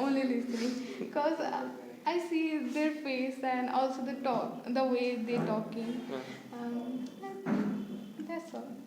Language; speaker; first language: English; non-native, fluent; Bangla